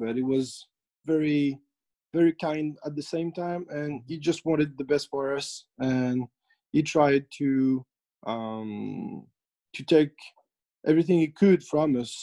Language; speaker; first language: English; non-native, fluent; French